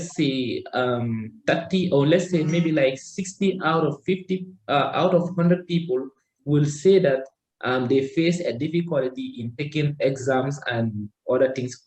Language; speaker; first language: English; non-native, learner; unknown